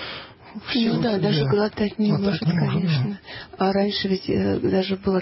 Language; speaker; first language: Russian; native; Russian